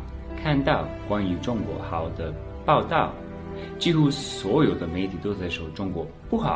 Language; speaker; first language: Chinese; non-native, fluent; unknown